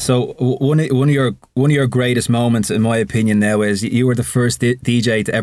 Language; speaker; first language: English; native; English